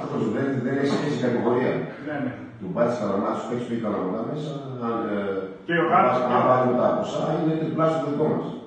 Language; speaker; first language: Greek; non-native, learner; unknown